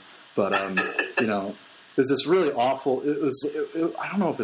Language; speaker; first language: English; native; English